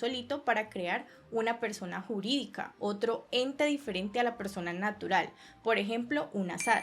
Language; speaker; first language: Spanish; native; Spanish